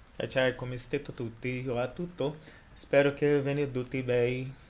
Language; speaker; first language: Italian; non-native, learner; Portuguese